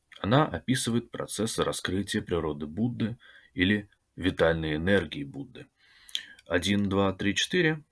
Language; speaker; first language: Russian; native; Russian